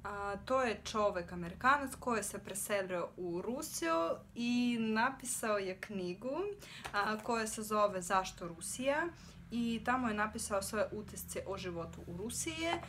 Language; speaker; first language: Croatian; non-native, fluent; Russian